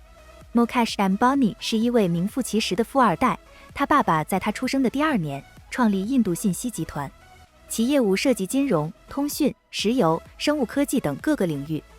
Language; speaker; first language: Chinese; native; Chinese